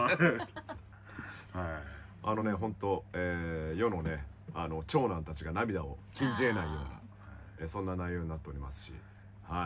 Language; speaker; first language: Japanese; native; Japanese